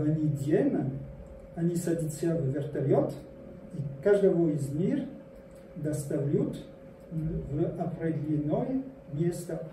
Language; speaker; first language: Russian; non-native, learner; French